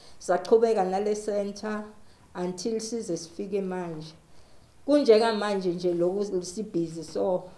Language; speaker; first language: Zulu; non-native, local second language; Swati